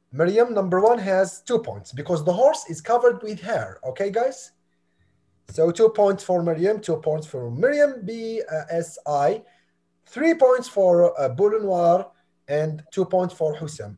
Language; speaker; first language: English; non-native, fluent; Arabic